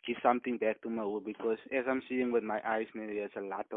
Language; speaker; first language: English; non-native, local second language; Afrikaans